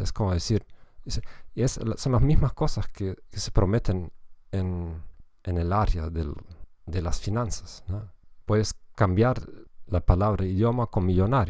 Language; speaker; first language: Spanish; non-native, fluent; German